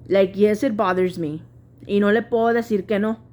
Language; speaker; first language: Spanish; early bilingual, heritage; Spanish